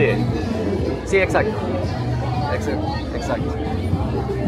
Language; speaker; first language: Spanish; non-native, fluent; Swedish